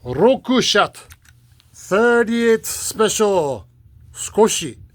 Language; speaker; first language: Japanese; non-native, learner; English